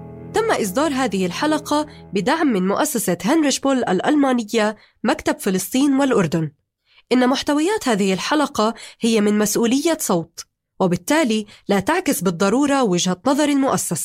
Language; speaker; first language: Arabic; native; Arabic